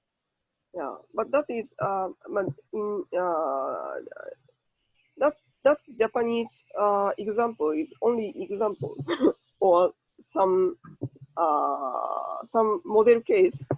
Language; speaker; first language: English; non-native, learner; Japanese